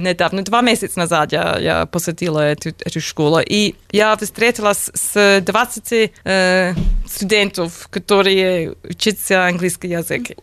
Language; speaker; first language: Russian; non-native, learner; English